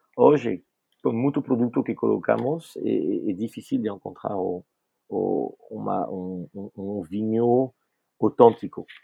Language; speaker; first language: Portuguese; non-native, fluent; French